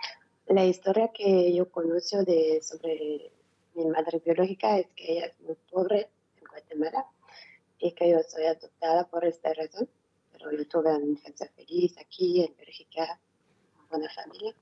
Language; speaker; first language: Spanish; non-native, learner; French